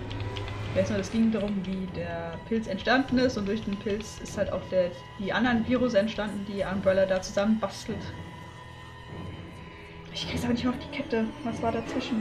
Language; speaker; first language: German; native; German